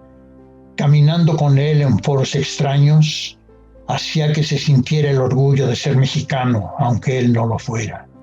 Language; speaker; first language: Spanish; native; Spanish